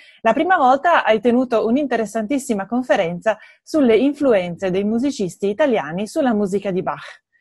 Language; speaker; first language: Italian; native; Italian